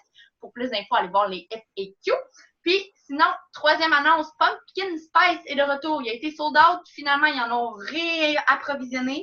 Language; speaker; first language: French; native; French